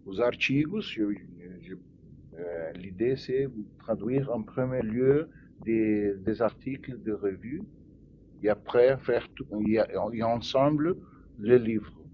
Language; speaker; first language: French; non-native, learner; Portuguese